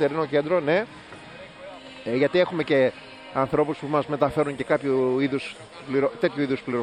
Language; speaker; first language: Greek; native; Greek